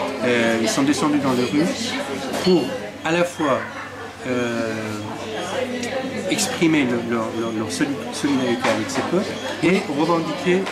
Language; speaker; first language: French; non-native, fluent; Persian